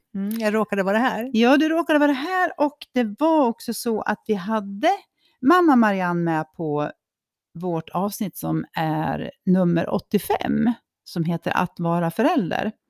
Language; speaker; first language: Swedish; native; Swedish